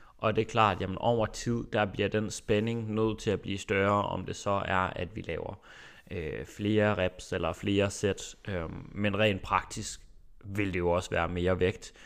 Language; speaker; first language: Danish; native; Danish